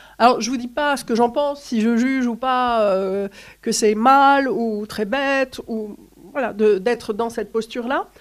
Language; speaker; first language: French; native; French